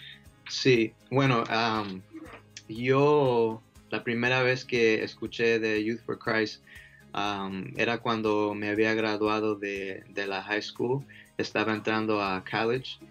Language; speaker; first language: Spanish; early bilingual, heritage; Spanish